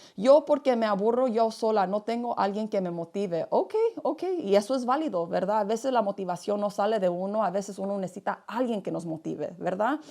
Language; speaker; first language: Spanish; early bilingual, heritage; Spanish